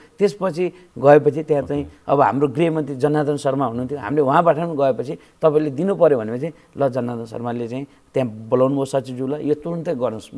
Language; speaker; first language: Nepali; native; Nepali